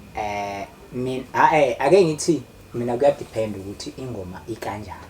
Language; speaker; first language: Zulu; native; Zulu